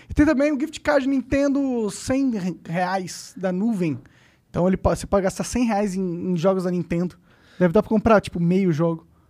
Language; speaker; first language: Portuguese; native; Portuguese